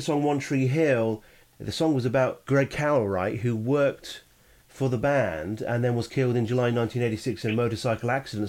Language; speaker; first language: English; native; English